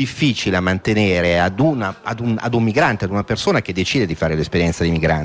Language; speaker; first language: Italian; native; Italian